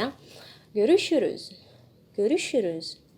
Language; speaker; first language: Turkish; non-native, fluent; Indonesian